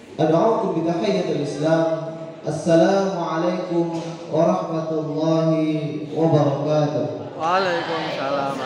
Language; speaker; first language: Arabic; non-native, learner; Indonesian